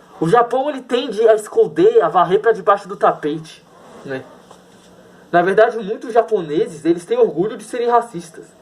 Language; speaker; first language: Portuguese; native; Portuguese